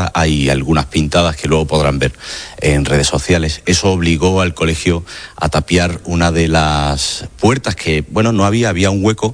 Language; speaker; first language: Spanish; native; Spanish